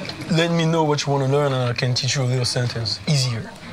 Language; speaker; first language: English; non-native, fluent; French